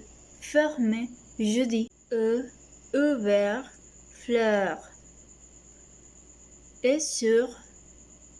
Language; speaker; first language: French; non-native, learner; Spanish